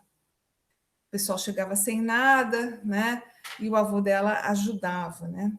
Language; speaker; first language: Portuguese; native; Portuguese